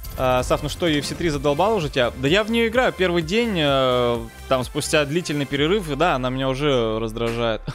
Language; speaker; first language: Russian; native; Russian